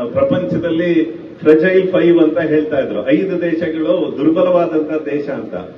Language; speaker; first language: Kannada; native; Kannada